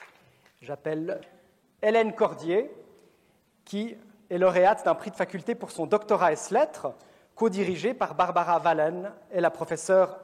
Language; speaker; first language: French; native; French